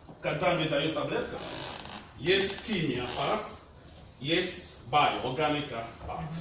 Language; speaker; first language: Russian; non-native, learner; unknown